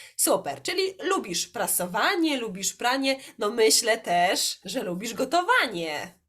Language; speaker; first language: Polish; native; Polish